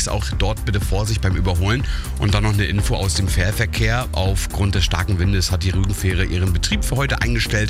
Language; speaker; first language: German; native; German